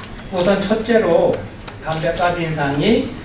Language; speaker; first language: Korean; native; Korean